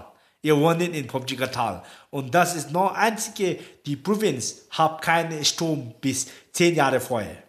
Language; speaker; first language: German; non-native, learner; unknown